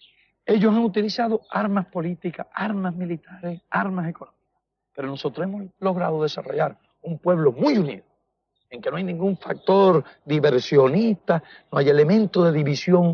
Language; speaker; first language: Spanish; native; Spanish